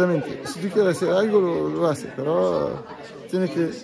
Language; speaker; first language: Spanish; non-native, learner; Italian